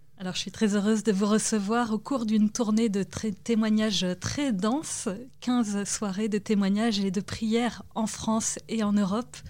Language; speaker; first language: French; native; French